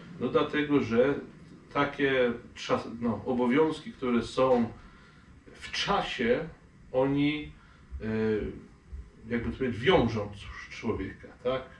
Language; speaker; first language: Polish; non-native, fluent; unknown